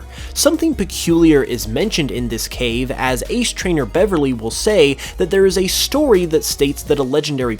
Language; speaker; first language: English; native; English